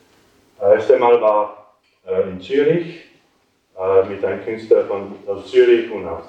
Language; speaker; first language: German; non-native, local second language; Italian